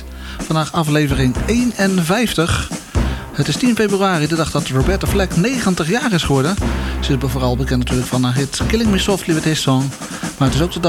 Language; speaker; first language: Dutch; native; Dutch